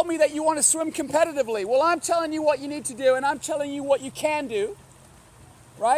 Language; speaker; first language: English; native; English